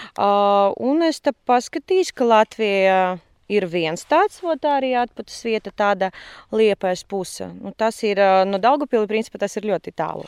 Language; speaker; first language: Latvian; non-native, local second language; Russian